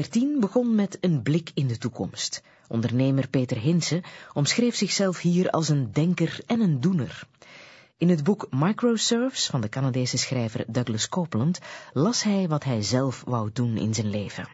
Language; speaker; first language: Dutch; native; Dutch